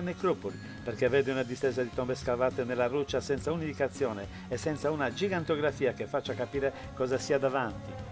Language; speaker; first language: Italian; native; Italian